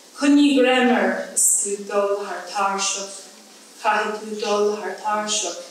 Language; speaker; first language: English; native; English